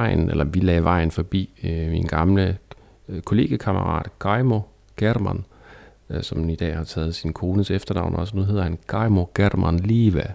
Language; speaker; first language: Danish; native; Danish